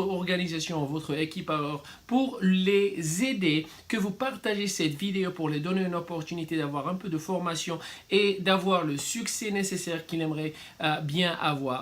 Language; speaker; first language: French; non-native, fluent; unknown